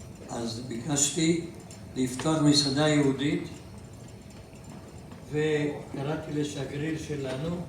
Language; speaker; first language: Hebrew; non-native, fluent; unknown